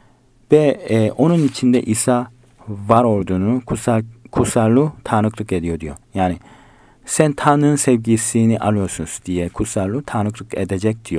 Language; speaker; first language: Turkish; non-native, learner; Korean